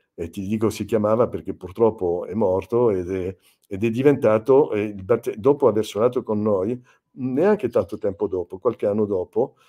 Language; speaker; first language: Italian; non-native, fluent; French